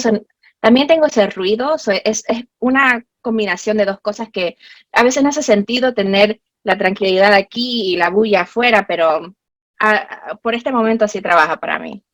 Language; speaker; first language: Spanish; early bilingual, heritage; Spanish